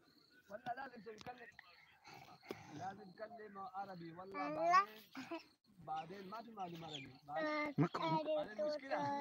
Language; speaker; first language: Arabic; non-native, learner; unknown